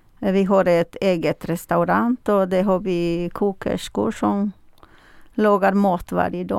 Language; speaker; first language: Swedish; non-native, fluent; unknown